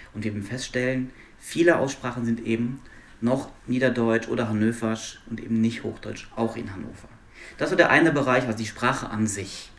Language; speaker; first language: German; non-native, local second language; Luxembourgish